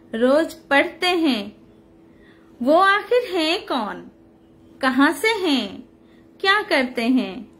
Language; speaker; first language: Hindi; non-native, local second language; Odia